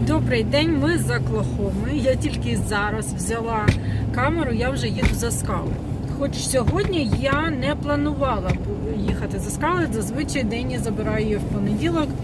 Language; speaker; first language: Ukrainian; non-native, local second language; Russian